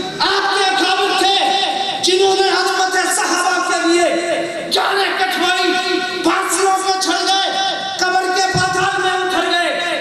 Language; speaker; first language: Urdu; non-native, local second language; Pashto